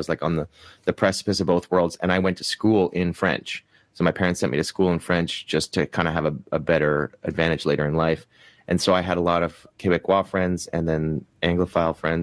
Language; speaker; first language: English; native; English